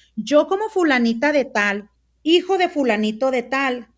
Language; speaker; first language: Spanish; early bilingual, heritage; Spanish